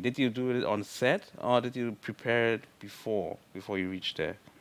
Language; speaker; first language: English; non-native, fluent; German